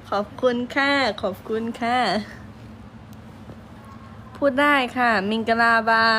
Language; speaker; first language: Thai; non-native, local second language; Shan